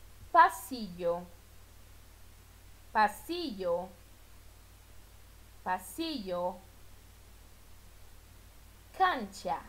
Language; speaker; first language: Spanish; non-native, fluent; Portuguese